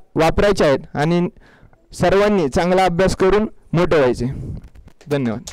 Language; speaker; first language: Marathi; native; Marathi